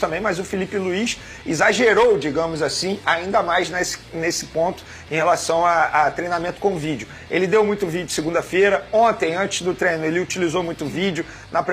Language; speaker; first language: Portuguese; native; Portuguese